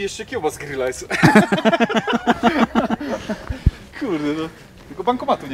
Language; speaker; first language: Polish; native; Polish